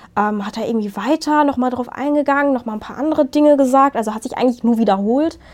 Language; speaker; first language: German; early bilingual, other home language; Arabic